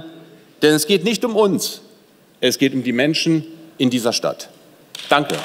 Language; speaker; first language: German; native; German